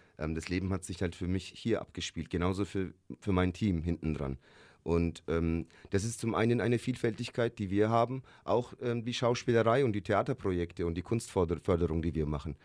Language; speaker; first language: German; early bilingual, other home language; Turkish